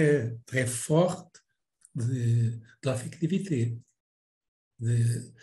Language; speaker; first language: French; non-native, fluent; Portuguese